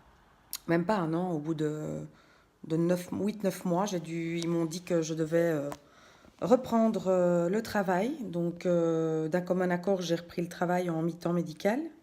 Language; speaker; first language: French; native; French